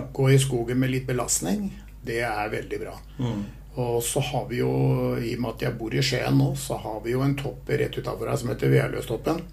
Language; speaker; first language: Norwegian; native; Norwegian